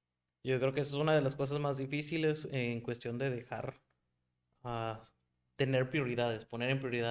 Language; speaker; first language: Spanish; native; Spanish